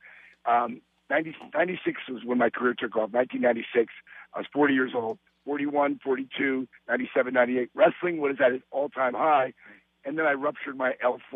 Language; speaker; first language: English; native; English